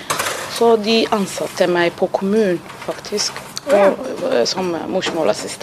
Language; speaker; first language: Norwegian; non-native, fluent; Somali